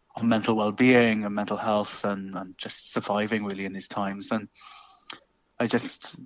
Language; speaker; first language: English; native; English